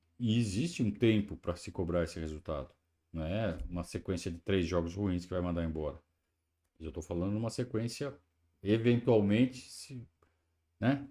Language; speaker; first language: Portuguese; native; Portuguese